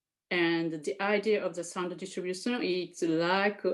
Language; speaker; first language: English; non-native, fluent; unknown